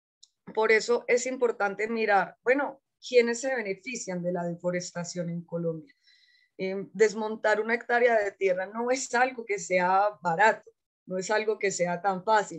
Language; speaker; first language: Spanish; native; Spanish